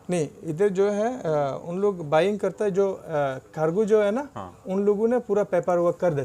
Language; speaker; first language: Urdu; non-native, fluent; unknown